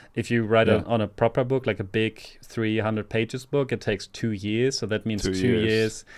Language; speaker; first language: English; non-native, fluent; German